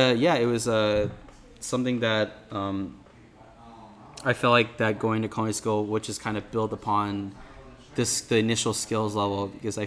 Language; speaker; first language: English; native; English